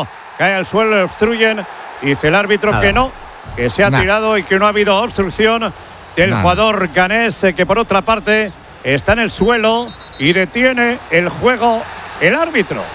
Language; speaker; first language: Spanish; native; Spanish